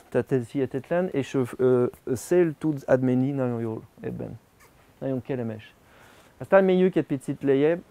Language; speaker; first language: Hungarian; non-native, learner; French